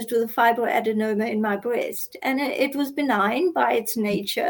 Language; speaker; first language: English; native; English